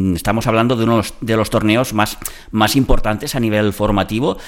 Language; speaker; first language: Spanish; non-native, local second language; Catalan